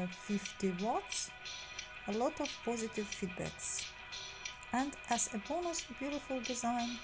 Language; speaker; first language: English; non-native, fluent; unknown